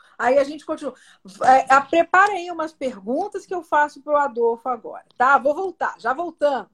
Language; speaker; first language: Portuguese; native; Portuguese